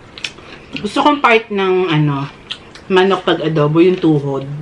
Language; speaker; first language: Filipino; native; Filipino